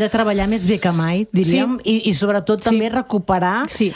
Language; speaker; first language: Catalan; native; Catalan